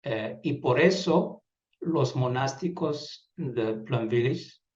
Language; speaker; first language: Spanish; non-native, fluent; Dutch